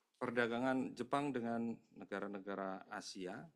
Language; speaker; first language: Indonesian; native; Indonesian